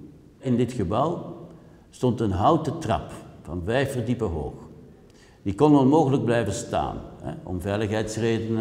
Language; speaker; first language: Dutch; native; Dutch